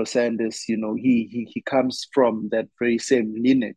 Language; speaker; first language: English; non-native, local second language; Zulu